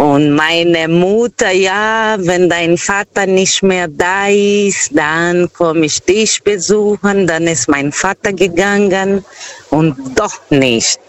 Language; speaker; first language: German; non-native, fluent; Portuguese